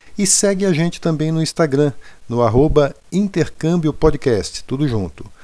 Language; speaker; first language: Portuguese; native; Portuguese